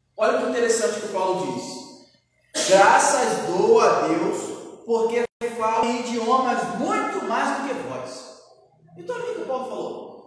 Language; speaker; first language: Portuguese; native; Portuguese